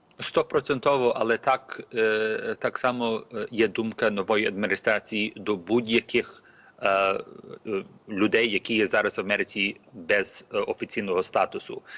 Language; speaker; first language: Ukrainian; early bilingual, heritage; Ukrainian